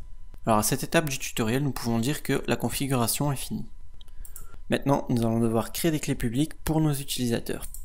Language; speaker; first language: French; native; French